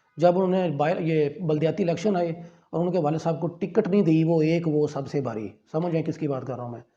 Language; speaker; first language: Urdu; non-native, local second language; Punjabi